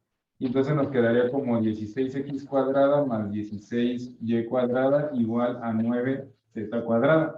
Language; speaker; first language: Spanish; native; Spanish